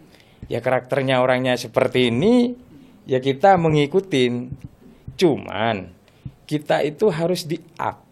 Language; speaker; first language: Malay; non-native, local second language; Madurese